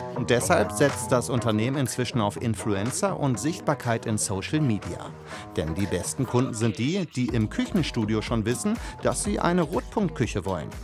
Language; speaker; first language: German; native; German